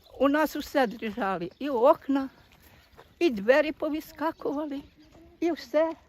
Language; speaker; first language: Ukrainian; native; Ukrainian